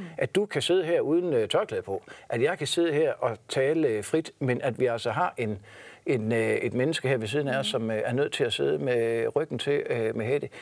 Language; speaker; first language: Danish; native; Danish